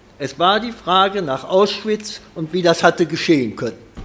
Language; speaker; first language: German; native; German